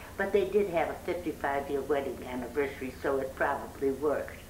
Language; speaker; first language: English; native; English